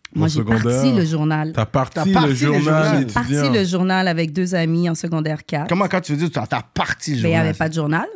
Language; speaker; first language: French; native; French